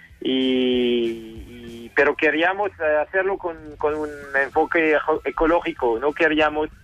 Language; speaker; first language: Spanish; non-native, learner; French